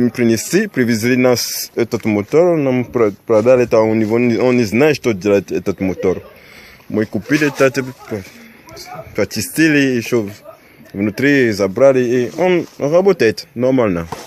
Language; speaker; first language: Russian; non-native, learner; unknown